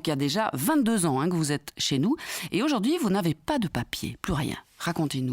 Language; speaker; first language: French; native; French